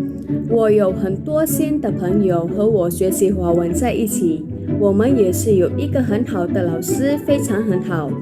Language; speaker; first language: Chinese; non-native, learner; Indonesian